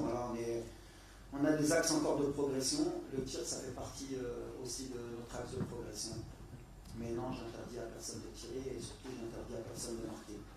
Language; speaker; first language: French; native; French